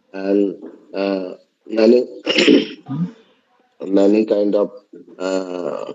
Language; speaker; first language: English; non-native, learner; Bangla